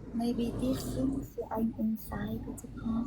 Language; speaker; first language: English; non-native, learner; Korean